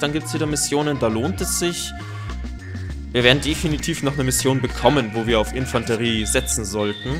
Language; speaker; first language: German; native; German